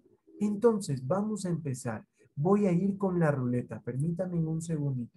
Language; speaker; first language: Spanish; native; Spanish